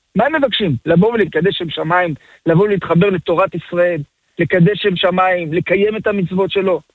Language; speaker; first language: Hebrew; early bilingual, other home language; French